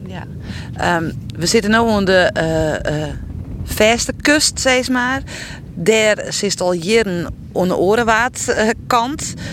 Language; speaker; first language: Dutch; non-native, local second language; Western Frisian